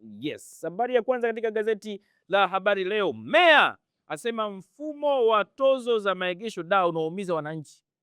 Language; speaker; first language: Swahili; native; Swahili